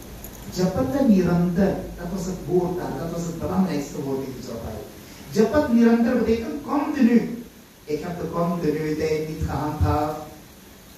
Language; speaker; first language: Dutch; non-native, local second language; Caribbean Hindustani